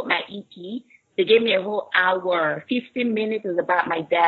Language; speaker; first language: English; non-native, local second language; Igbo